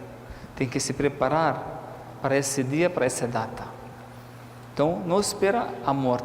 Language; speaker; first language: Portuguese; non-native, fluent; Arabic